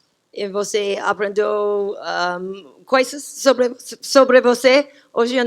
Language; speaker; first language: Portuguese; non-native, learner; English